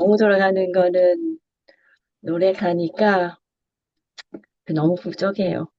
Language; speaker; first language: Korean; non-native, learner; Thai